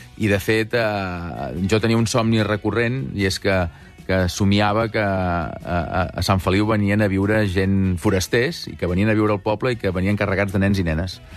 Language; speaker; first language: Catalan; native; Catalan